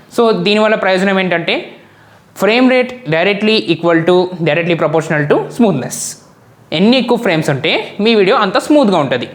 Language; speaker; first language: Telugu; non-native, local second language; Urdu